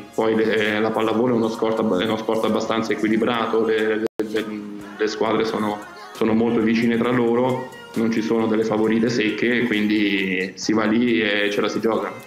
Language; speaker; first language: Italian; early bilingual, other home language; Russian